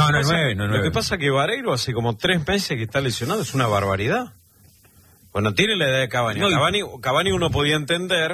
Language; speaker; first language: Spanish; native; Spanish